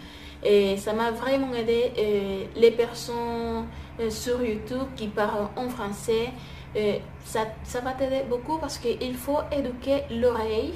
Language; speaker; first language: French; non-native, fluent; Spanish